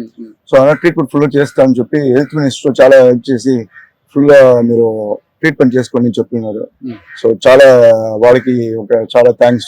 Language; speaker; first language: Telugu; non-native, local second language; Tamil